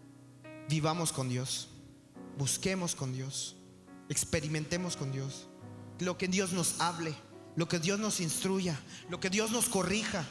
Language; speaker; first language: Spanish; native; Spanish